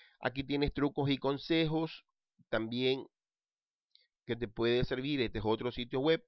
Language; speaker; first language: Spanish; native; Spanish